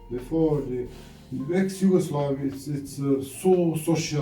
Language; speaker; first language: English; non-native, learner; Arabic